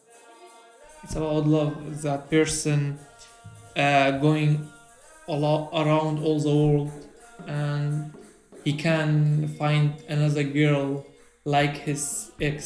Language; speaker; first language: English; non-native, learner; Arabic